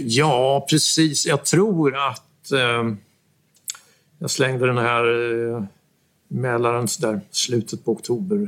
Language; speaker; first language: Swedish; native; Swedish